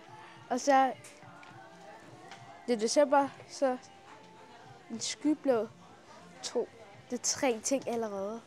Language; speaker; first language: Danish; early bilingual, other home language; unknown